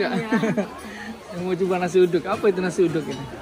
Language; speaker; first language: Indonesian; non-native, learner; Arabic